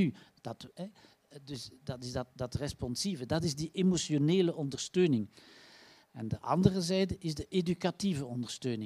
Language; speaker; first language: Dutch; native; Dutch